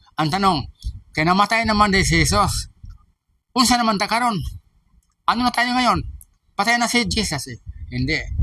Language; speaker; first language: Filipino; non-native, local second language; Cebuano